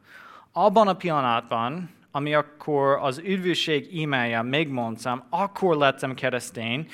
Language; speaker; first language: Hungarian; non-native, fluent; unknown